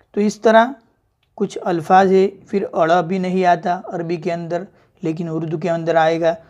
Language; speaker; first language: Hindi; native; Hindi